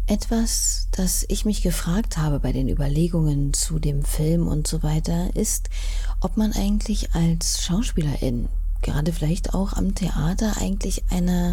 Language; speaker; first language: German; native; German